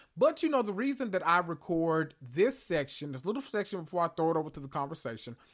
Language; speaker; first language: English; native; English